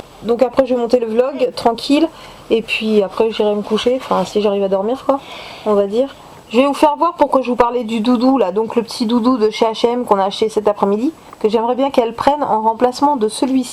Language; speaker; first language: French; native; French